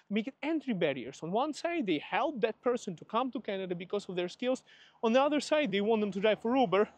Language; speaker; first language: English; non-native, fluent; Russian